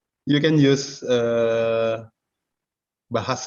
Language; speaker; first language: English; non-native, fluent; Indonesian